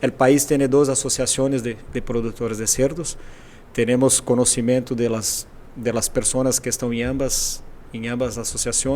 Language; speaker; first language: Spanish; non-native, fluent; Portuguese